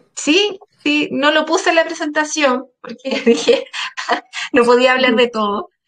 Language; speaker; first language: Spanish; native; Spanish